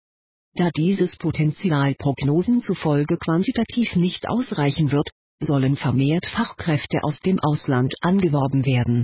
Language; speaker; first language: German; native; German